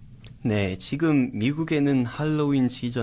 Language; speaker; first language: Korean; non-native, learner; English